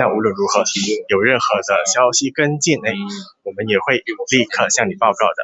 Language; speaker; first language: Chinese; native; Chinese